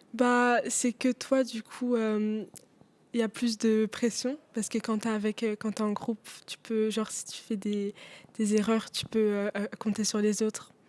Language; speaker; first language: French; non-native, local second language; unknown